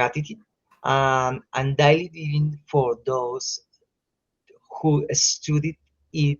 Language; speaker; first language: English; non-native, learner; Spanish